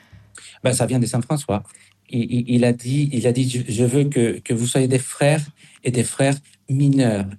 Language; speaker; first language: French; non-native, fluent; Spanish